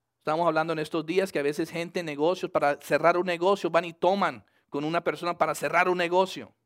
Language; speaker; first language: Spanish; early bilingual, heritage; Spanish